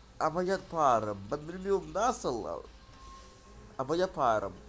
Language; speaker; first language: Turkish; non-native, learner; Russian